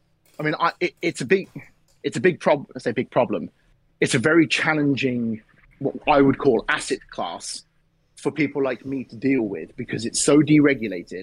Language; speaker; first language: English; native; English